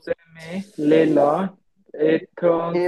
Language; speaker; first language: French; non-native, learner; Bangla